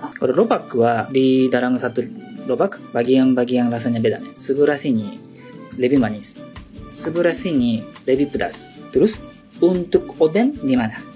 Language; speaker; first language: Indonesian; non-native, learner; Japanese